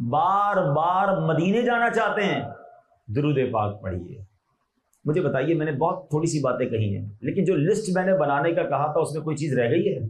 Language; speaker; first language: Urdu; native; Urdu